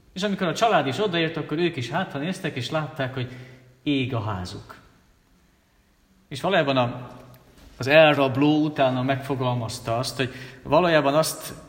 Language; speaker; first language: Hungarian; native; Hungarian